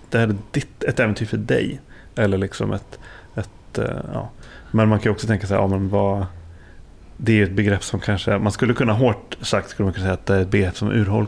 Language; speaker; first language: Swedish; native; Swedish